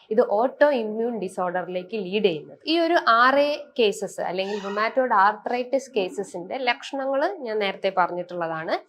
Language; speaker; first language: Malayalam; native; Malayalam